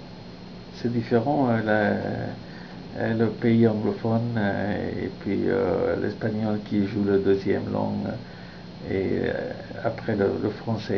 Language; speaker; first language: French; non-native, fluent; Bangla